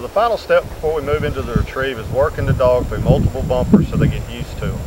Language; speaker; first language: English; native; English